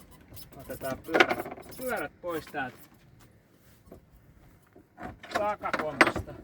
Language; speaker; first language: Finnish; native; Finnish